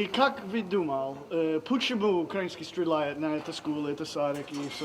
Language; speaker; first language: Russian; non-native, learner; English